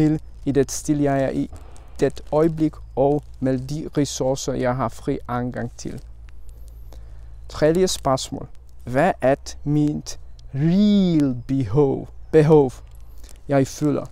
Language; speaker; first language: Danish; non-native, learner; Polish